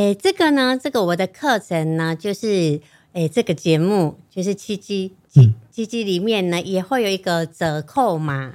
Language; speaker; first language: Chinese; non-native, fluent; Japanese